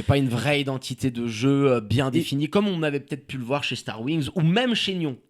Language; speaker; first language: French; native; French